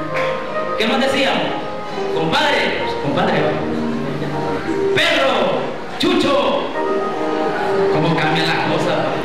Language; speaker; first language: Spanish; native; Spanish